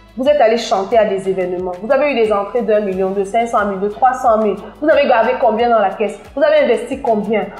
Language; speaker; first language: French; native; French